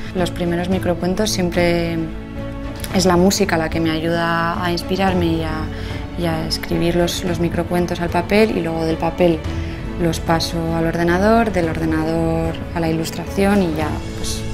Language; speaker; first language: Spanish; native; Spanish